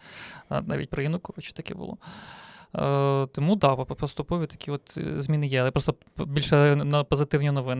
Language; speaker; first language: Ukrainian; native; Ukrainian